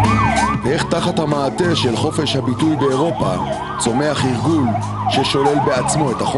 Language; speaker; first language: Hebrew; native; Hebrew